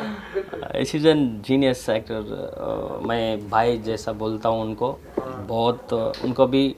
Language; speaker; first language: Hindi; non-native, local second language; Kannada